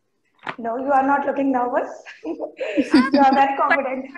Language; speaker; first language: English; non-native, local second language; Hindi